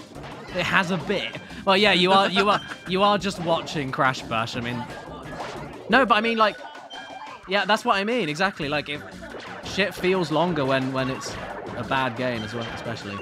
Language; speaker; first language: English; native; English